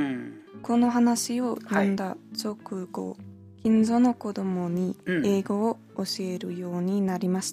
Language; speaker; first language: Japanese; non-native, learner; German